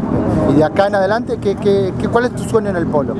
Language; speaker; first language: Spanish; native; Spanish